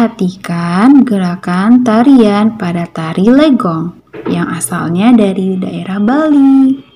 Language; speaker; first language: Indonesian; native; Indonesian